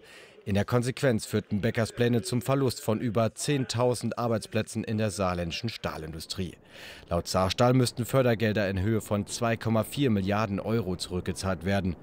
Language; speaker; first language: German; native; German